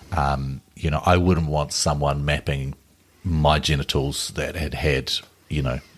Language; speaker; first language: English; native; English